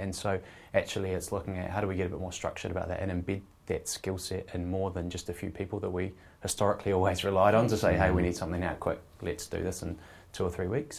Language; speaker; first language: English; native; English